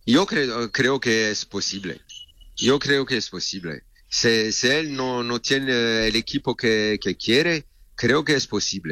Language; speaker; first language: Spanish; non-native, learner; French